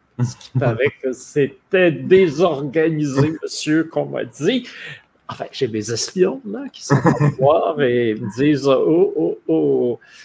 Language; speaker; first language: French; native; French